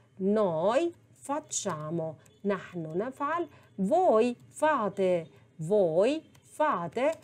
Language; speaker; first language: Italian; non-native, fluent; Arabic